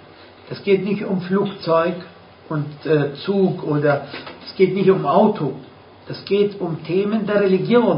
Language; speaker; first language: German; non-native, fluent; Arabic